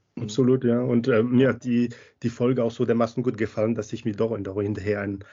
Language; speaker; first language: German; non-native, fluent; French